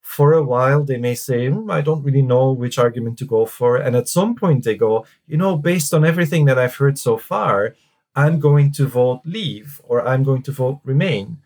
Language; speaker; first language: English; non-native, fluent; Dutch